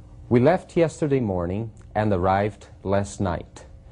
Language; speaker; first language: English; non-native, fluent; Portuguese